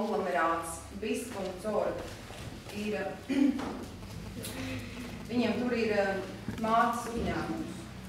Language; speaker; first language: Latvian; native; Latvian